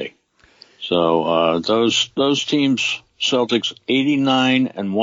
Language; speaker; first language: English; native; English